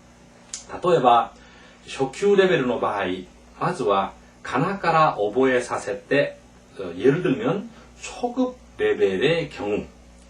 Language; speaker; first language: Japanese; non-native, fluent; Korean